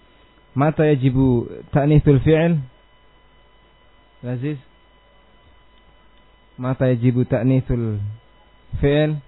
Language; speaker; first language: Arabic; non-native, fluent; Indonesian